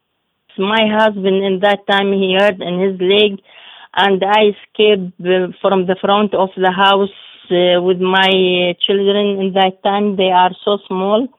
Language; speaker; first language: English; non-native, learner; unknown